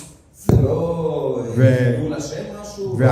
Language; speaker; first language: Hebrew; native; Hebrew